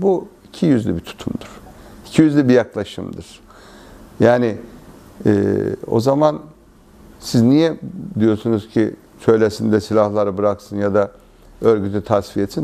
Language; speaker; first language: Turkish; native; Turkish